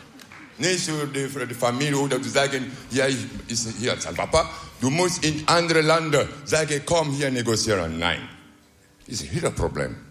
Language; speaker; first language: Dutch; non-native, learner; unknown